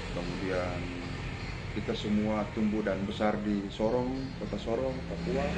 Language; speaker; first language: Indonesian; native; Indonesian